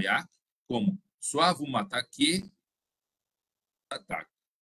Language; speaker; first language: French; non-native, fluent; Portuguese